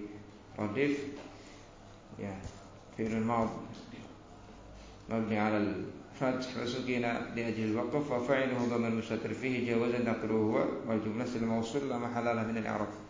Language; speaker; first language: Arabic; non-native, learner; Indonesian